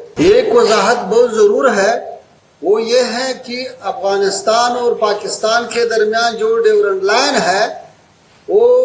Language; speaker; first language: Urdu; non-native, fluent; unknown